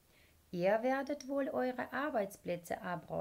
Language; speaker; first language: German; non-native, fluent; Ukrainian